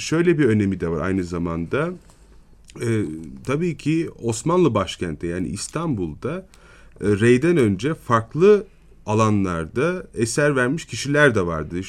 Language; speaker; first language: Turkish; native; Turkish